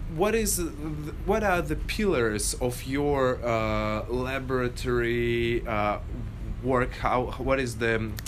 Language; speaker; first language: English; non-native, fluent; Russian